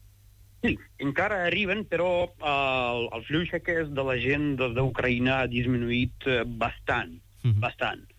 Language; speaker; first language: Catalan; non-native, fluent; Ukrainian